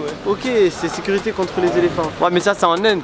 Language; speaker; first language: French; native; French